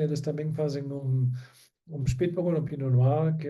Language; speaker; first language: Portuguese; non-native, fluent; German